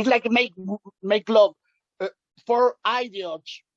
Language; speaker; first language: English; non-native, learner; Spanish